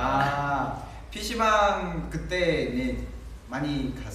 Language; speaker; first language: Korean; non-native, learner; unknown